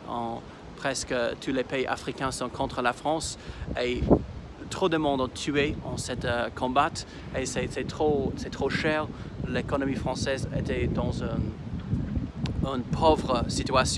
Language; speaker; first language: French; non-native, fluent; English